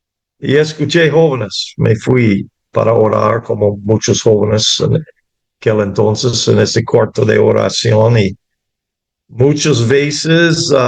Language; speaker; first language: Spanish; non-native, fluent; English